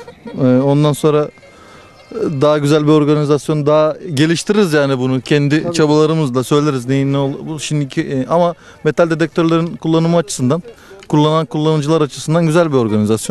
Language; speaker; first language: Turkish; native; Turkish